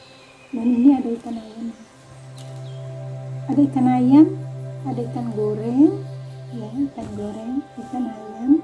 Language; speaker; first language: Indonesian; non-native, local second language; Javanese